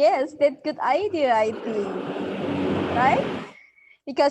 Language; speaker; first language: English; non-native, learner; Indonesian